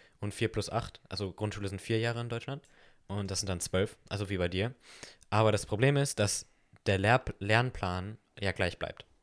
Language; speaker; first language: German; native; German